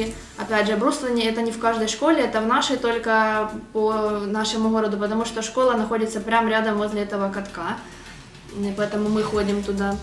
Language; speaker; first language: Russian; native; Russian